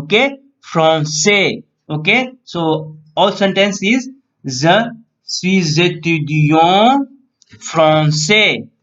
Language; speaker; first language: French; non-native, learner; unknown